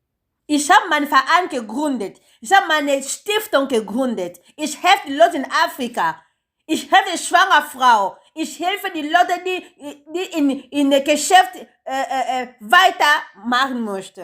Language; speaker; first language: German; non-native, learner; Lingala